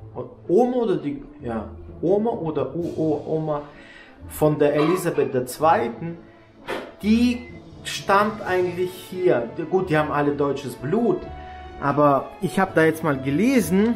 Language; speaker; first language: German; native; German